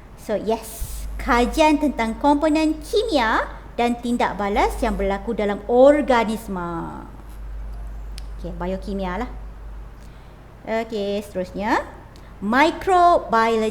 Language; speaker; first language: Malay; native; Malay